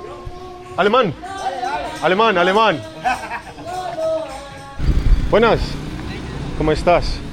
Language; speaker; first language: Spanish; non-native, learner; English